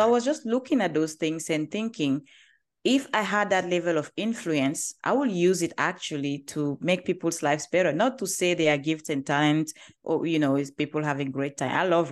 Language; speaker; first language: English; non-native, local second language; French